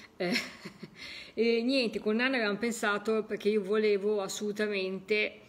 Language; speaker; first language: Italian; native; Italian